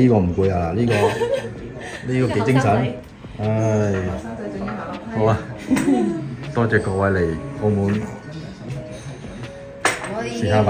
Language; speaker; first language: Chinese; native; Chinese